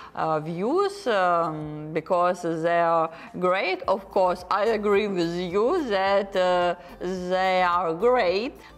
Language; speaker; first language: English; non-native, learner; Ukrainian